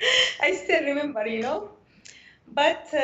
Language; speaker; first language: English; non-native, learner; Arabic